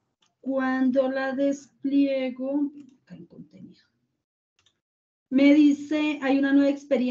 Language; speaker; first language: Spanish; native; Spanish